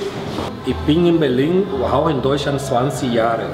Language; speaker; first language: German; non-native, fluent; Spanish